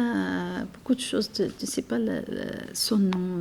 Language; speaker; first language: French; non-native, learner; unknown